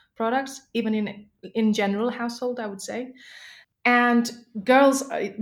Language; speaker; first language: English; non-native, local second language; Nepali